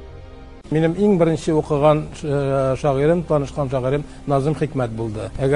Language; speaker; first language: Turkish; non-native, learner; Tatar